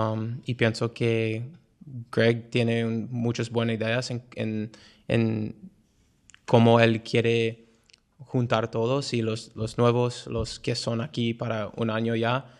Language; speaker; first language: Spanish; non-native, fluent; English